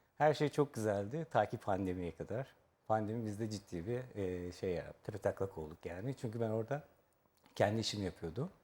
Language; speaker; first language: Turkish; native; Turkish